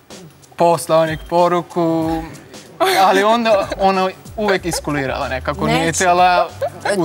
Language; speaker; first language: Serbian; non-native, learner; Turkish